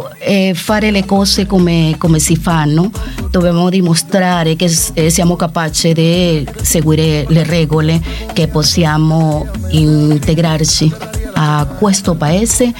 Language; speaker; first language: Italian; non-native, fluent; Spanish